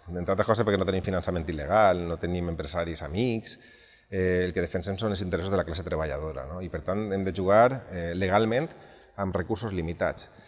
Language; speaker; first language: Catalan; native; Catalan